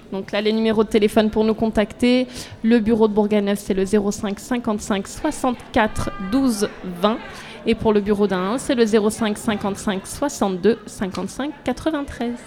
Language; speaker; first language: French; native; French